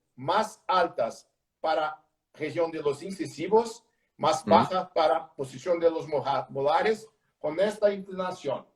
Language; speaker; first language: Spanish; non-native, learner; Portuguese